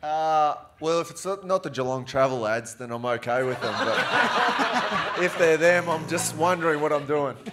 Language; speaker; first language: English; native; English